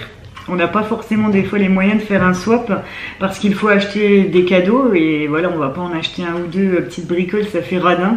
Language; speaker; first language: French; native; French